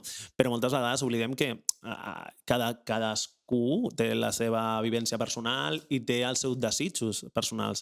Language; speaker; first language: Catalan; native; Catalan